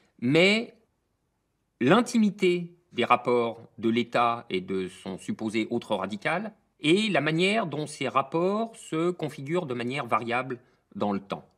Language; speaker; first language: French; native; French